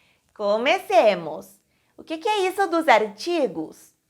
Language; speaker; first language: Portuguese; non-native, fluent; Spanish